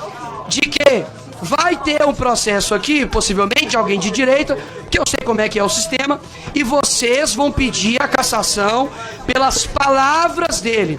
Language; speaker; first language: Portuguese; native; Portuguese